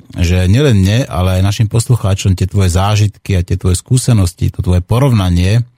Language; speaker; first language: Slovak; native; Slovak